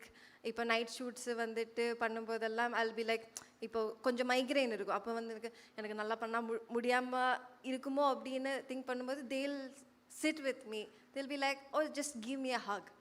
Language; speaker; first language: Tamil; non-native, fluent; Malayalam